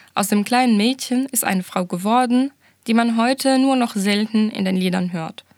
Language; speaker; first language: German; non-native, fluent; Arabic